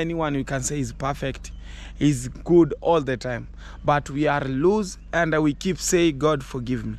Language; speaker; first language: English; non-native, learner; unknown